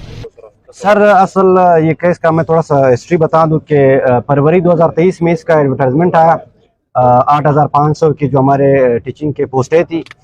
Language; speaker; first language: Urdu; non-native, local second language; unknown